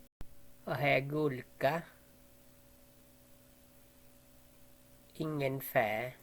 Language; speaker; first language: Swedish; non-native, learner; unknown